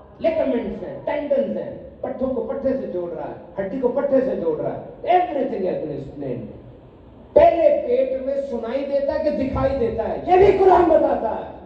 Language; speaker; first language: Urdu; native; Urdu